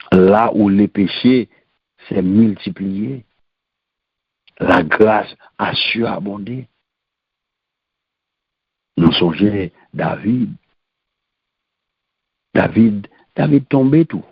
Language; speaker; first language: French; non-native, local second language; Haitian Creole